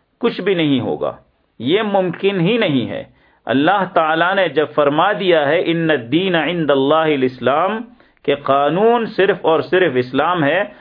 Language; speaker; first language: Urdu; native; Urdu